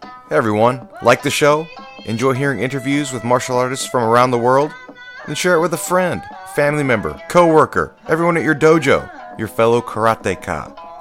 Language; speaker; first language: English; native; English